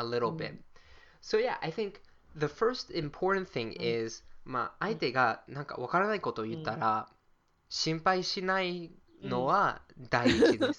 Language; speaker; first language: Japanese; non-native, fluent; English